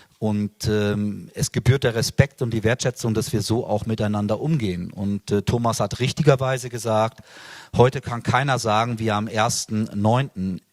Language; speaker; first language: German; native; German